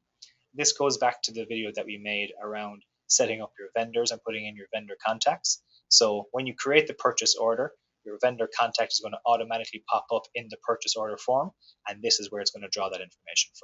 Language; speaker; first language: English; native; English